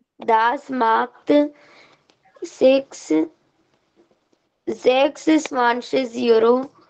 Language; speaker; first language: German; non-native, learner; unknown